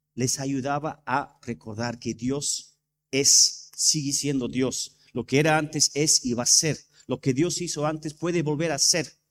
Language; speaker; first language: Spanish; non-native, fluent; English